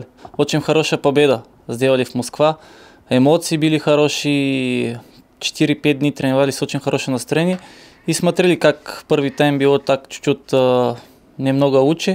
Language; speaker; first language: Russian; non-native, learner; Bulgarian